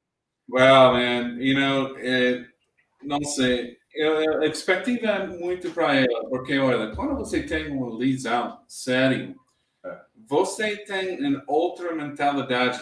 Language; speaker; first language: Portuguese; non-native, learner; English